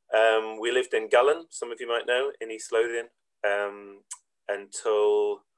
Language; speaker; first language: English; native; English